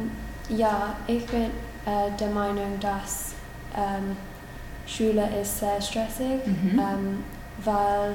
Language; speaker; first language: German; non-native, learner; English